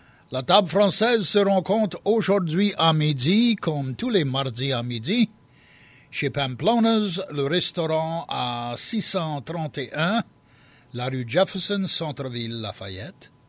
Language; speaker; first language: French; early bilingual, heritage; French